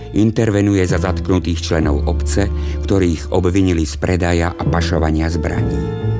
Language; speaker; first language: Slovak; native; Slovak